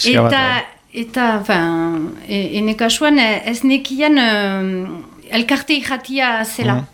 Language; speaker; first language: Basque; non-native, local second language; French